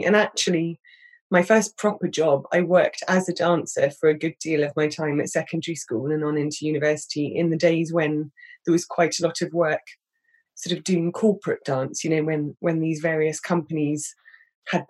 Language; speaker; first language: English; native; English